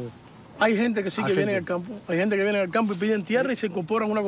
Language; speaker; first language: Spanish; native; Spanish